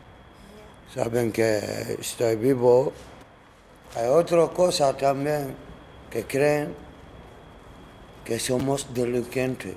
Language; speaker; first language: Spanish; non-native, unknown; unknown